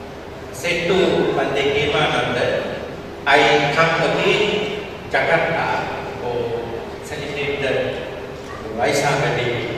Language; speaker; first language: English; non-native, learner; Sinhala